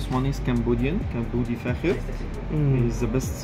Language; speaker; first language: English; non-native, learner; Arabic